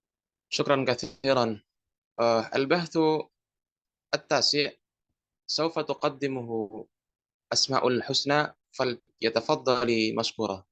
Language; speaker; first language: Arabic; non-native, learner; Indonesian